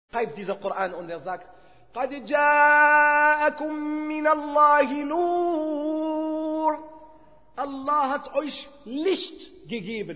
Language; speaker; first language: German; non-native, fluent; Arabic